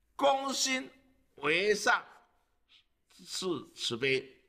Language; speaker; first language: Chinese; native; Chinese